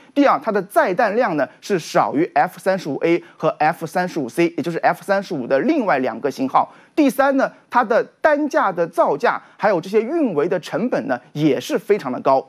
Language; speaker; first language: Chinese; native; Chinese